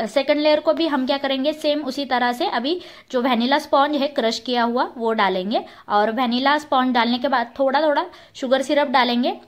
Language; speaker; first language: Hindi; non-native, local second language; Marathi